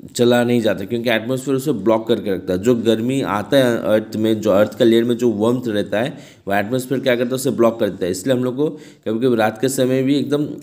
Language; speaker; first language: Hindi; non-native, local second language; Bangla